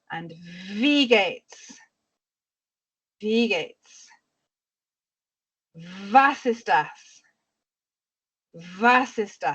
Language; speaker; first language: German; non-native, fluent; English